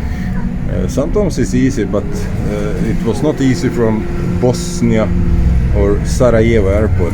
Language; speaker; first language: English; non-native, fluent; Swedish